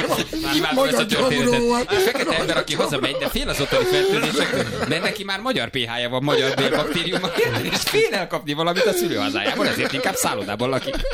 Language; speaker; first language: Hungarian; native; Hungarian